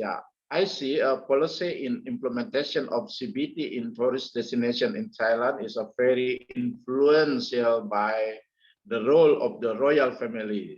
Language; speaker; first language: English; non-native, fluent; Indonesian